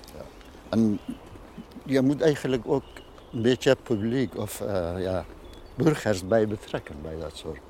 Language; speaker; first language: Dutch; non-native, fluent; Persian